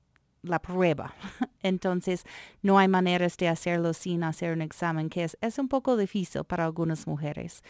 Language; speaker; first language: Spanish; non-native, fluent; English